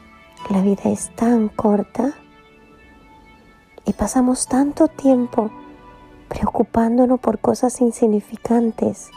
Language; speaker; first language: Spanish; native; Spanish